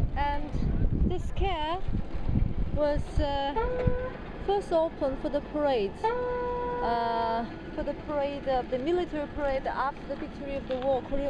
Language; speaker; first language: English; non-native, fluent; Korean